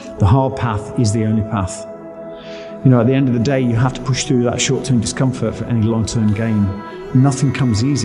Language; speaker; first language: English; native; English